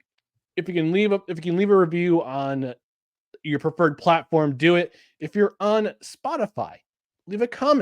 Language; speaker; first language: English; native; English